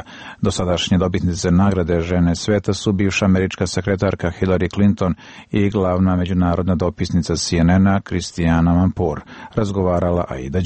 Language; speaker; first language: Croatian; native; Croatian